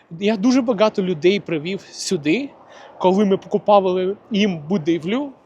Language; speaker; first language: Ukrainian; non-native, local second language; Russian